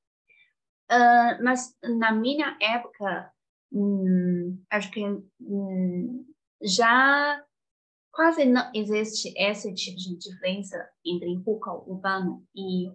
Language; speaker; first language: Portuguese; non-native, fluent; Chinese